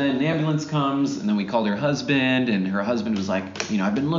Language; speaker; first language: English; native; English